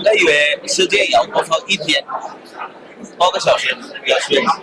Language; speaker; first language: Chinese; non-native, learner; Hindi